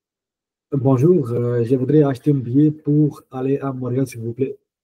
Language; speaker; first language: French; non-native, fluent; Punjabi